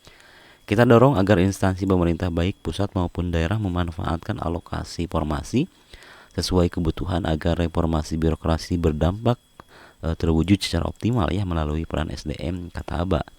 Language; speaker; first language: Indonesian; native; Indonesian